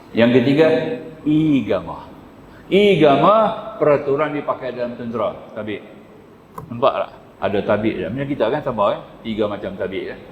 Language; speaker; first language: Malay; native; Malay